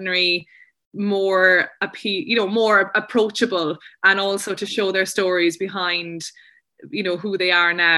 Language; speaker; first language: English; native; English